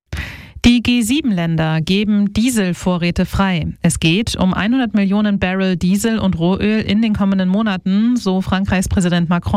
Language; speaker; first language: German; native; German